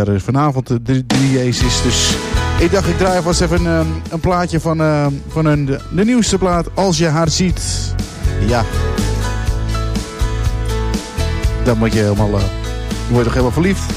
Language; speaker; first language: Dutch; native; Dutch